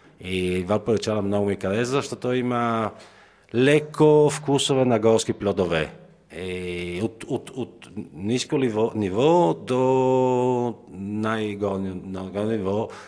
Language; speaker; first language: Bulgarian; non-native, fluent; Italian